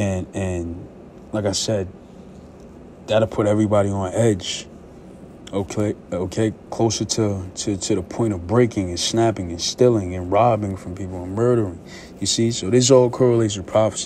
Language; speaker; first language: English; native; English